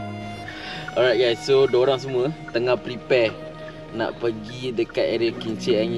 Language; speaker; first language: Malay; native; Malay